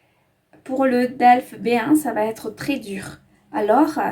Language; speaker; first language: French; non-native, fluent; Spanish